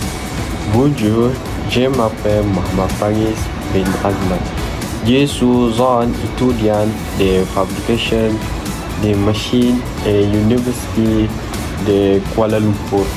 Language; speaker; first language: French; non-native, learner; Malay